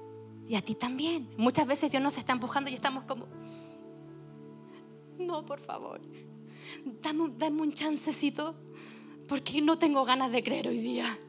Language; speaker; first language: Spanish; native; Spanish